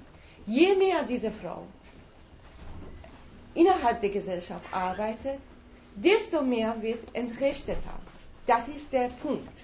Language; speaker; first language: German; non-native, fluent; Persian